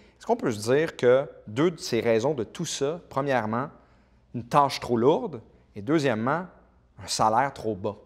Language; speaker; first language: French; native; French